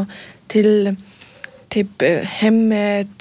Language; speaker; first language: Swedish; early bilingual, other home language; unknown